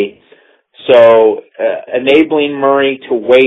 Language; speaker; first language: English; native; English